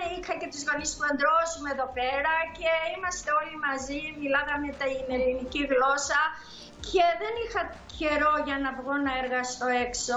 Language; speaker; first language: Greek; native; Greek